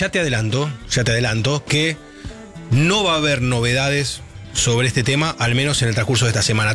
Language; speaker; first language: Spanish; native; Spanish